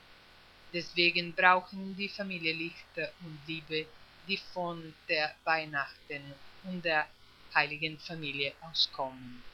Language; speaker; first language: German; non-native, fluent; Italian